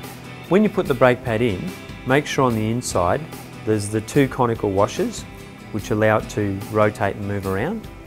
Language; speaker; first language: English; native; English